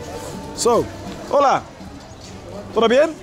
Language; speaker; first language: Spanish; non-native, learner; English